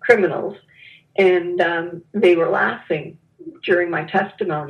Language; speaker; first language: English; native; English